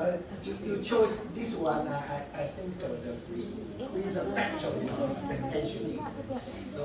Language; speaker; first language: English; non-native, learner; Chinese